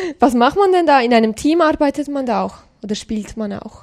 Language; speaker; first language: German; native; German